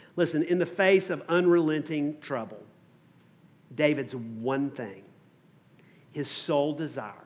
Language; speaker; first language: English; native; English